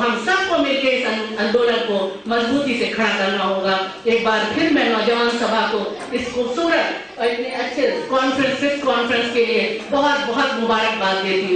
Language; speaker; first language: Hindi; native; Hindi